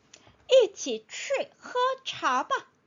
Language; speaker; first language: Chinese; non-native, fluent; Korean